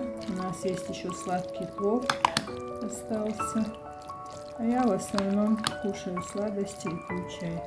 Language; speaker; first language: Russian; non-native, local second language; Chechen